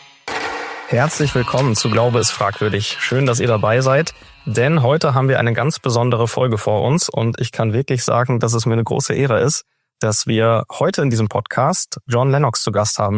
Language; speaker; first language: German; native; German